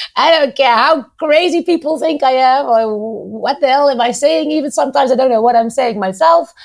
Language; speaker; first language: English; non-native, fluent; Dutch